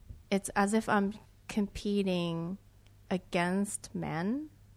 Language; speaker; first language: English; non-native, fluent; Japanese